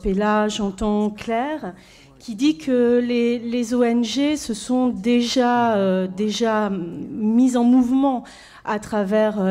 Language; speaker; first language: French; native; French